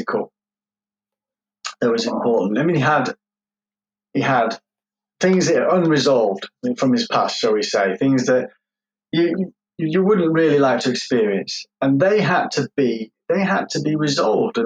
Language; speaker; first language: English; native; English